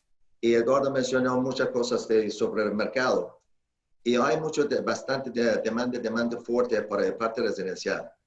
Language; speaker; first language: Spanish; non-native, learner; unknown